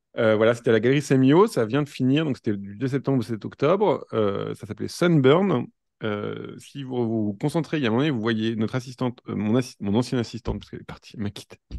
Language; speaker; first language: French; native; French